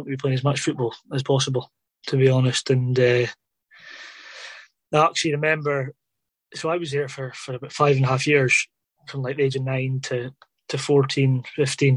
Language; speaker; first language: English; native; English